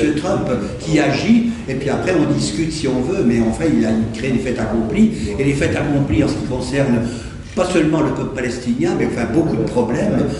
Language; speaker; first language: French; native; French